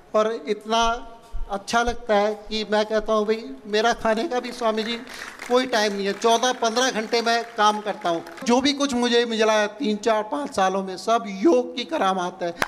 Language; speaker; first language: Hindi; native; Hindi